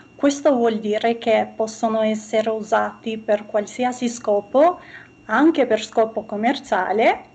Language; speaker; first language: Italian; non-native, fluent; Albanian